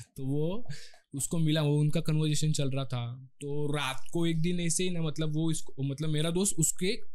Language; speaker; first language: Hindi; non-native, local second language; Marathi